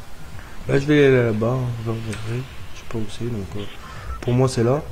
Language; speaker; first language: French; native; French